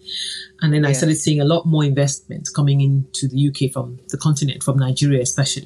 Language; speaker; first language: English; non-native, local second language; Yoruba